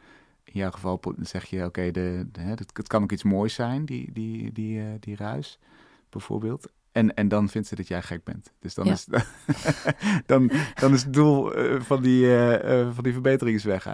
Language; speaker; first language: Dutch; native; Dutch